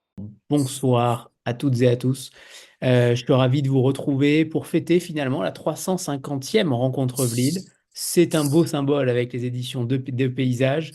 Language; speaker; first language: French; native; French